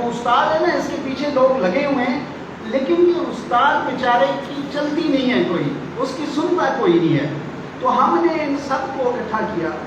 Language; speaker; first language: Urdu; non-native, local second language; Punjabi